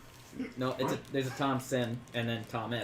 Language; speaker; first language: English; native; English